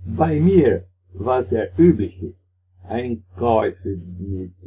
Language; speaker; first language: German; non-native, learner; Portuguese